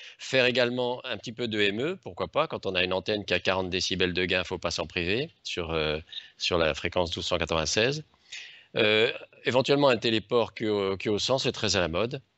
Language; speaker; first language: French; native; French